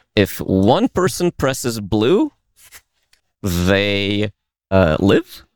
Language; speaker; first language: English; early bilingual, other home language; Russian